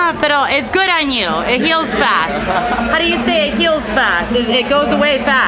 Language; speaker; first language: English; native; English